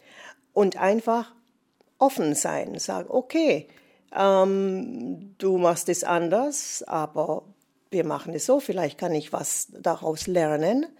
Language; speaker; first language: German; non-native, fluent; English